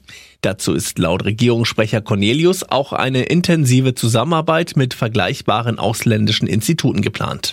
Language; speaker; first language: German; native; German